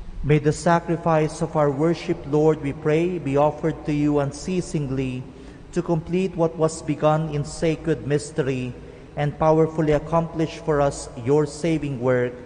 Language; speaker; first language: English; non-native, local second language; Filipino